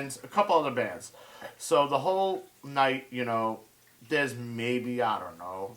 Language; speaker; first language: English; native; English